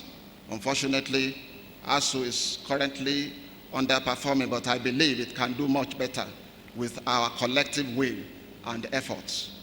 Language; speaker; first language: English; non-native, local second language; Yoruba